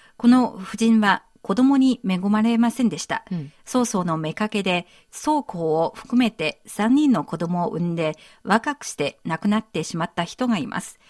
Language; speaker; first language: Japanese; non-native, fluent; Chinese